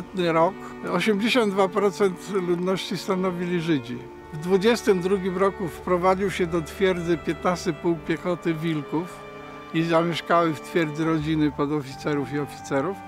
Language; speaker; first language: Polish; native; Polish